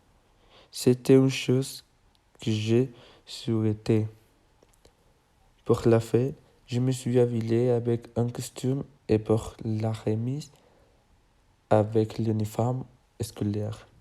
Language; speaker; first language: French; non-native, learner; Spanish